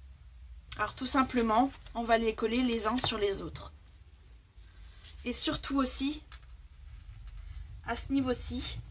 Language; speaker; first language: French; native; French